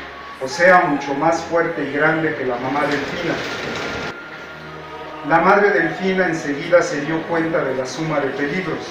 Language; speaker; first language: Spanish; native; Spanish